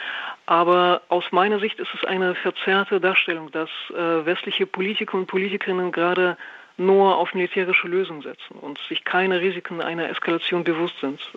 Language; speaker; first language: German; non-native, fluent; Russian